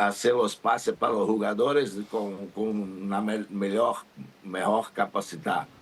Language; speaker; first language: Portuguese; non-native, learner; Spanish